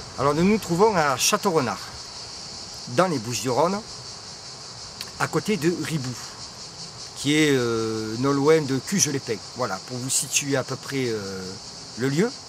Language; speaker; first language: French; native; French